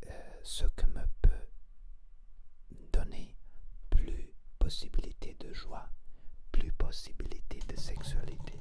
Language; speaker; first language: French; non-native, learner; Spanish